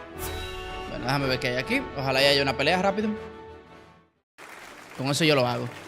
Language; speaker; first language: Spanish; native; Spanish